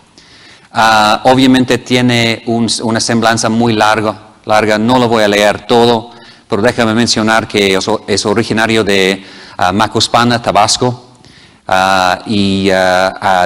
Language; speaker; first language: Spanish; non-native, fluent; English